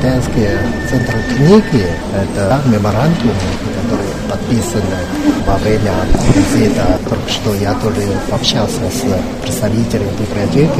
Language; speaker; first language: Russian; non-native, fluent; Chinese